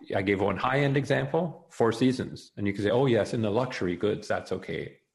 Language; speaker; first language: English; native; English